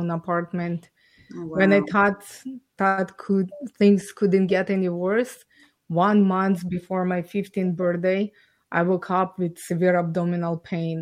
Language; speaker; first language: English; non-native, fluent; Ukrainian